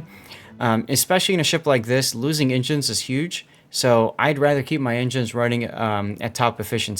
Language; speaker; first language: English; native; English